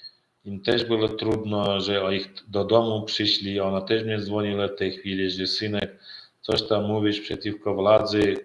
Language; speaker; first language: Polish; non-native, learner; Turkmen